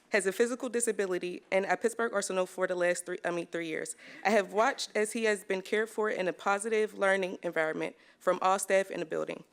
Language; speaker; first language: English; native; English